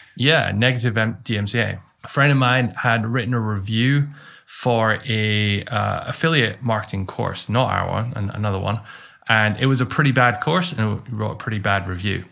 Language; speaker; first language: English; native; English